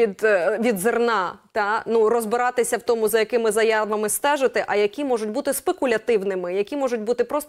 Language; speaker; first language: Ukrainian; native; Ukrainian